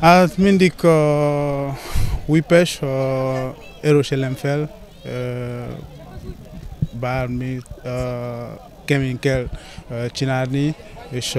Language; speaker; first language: Hungarian; non-native, learner; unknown